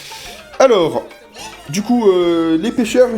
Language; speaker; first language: French; native; French